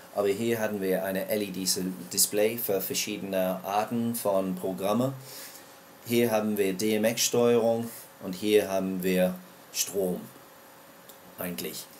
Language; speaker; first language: German; non-native, learner; English